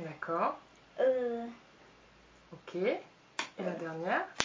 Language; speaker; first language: French; native; French